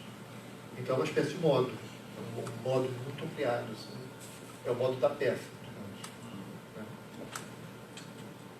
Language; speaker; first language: Portuguese; native; Portuguese